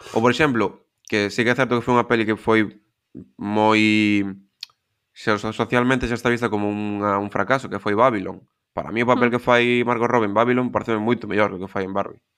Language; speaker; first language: Galician; non-native, local second language; Spanish